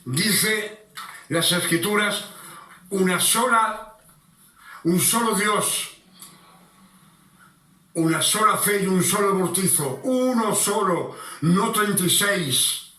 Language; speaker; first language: Spanish; non-native, fluent; French